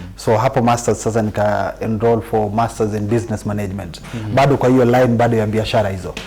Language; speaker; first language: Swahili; non-native, local second language; Gusii